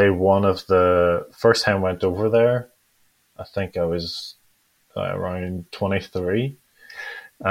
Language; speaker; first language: English; native; English